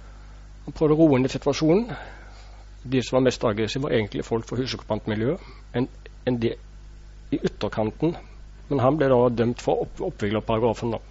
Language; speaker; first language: Norwegian; native; Norwegian